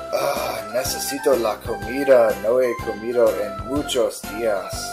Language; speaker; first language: Spanish; non-native, learner; English